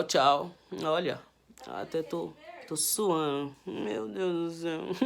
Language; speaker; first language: Portuguese; non-native, learner; Haitian Creole